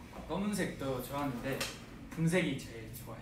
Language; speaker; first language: Korean; non-native, fluent; Japanese